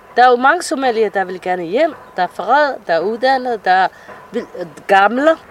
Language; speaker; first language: Danish; non-native, fluent; Somali